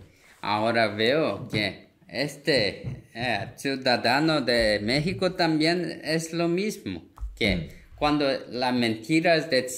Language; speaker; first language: Spanish; non-native, fluent; Korean